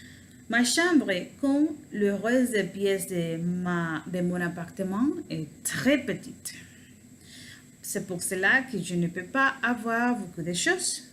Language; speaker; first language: French; non-native, learner; Spanish